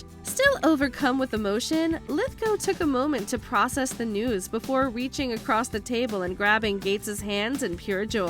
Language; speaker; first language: English; native; English